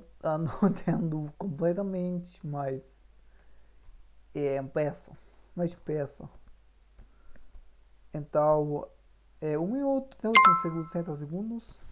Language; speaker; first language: Portuguese; non-native, learner; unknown